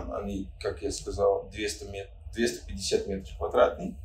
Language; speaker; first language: Russian; non-native, fluent; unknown